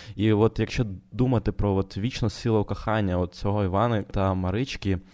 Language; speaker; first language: Ukrainian; non-native, local second language; Russian